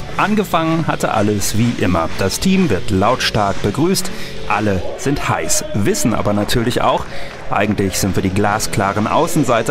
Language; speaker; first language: German; native; German